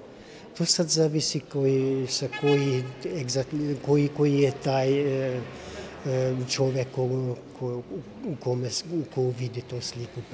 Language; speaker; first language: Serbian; non-native, local second language; Hungarian